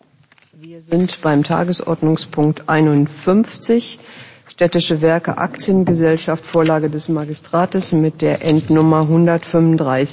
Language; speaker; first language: German; native; German